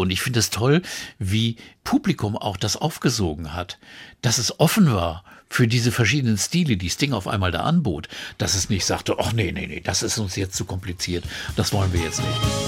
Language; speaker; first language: German; native; German